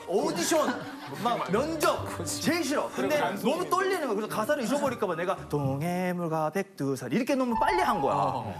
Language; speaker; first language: Korean; non-native, fluent; Japanese